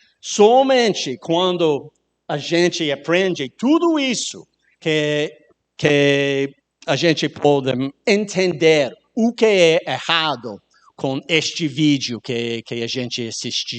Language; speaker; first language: Portuguese; non-native, learner; English